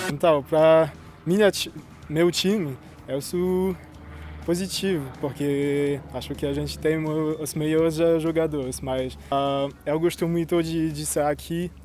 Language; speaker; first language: Portuguese; non-native, fluent; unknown